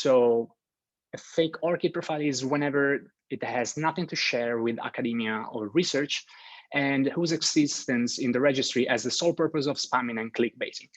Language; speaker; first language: English; non-native, fluent; Italian